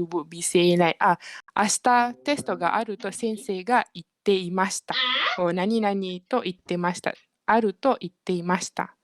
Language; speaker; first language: Japanese; non-native, learner; Malay